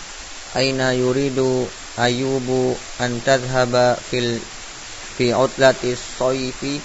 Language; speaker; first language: Arabic; non-native, learner; Indonesian